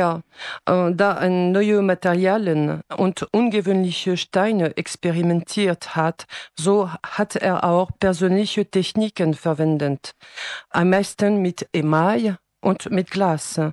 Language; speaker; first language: German; non-native, fluent; French